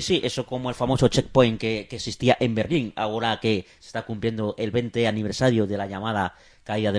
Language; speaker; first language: Spanish; native; Spanish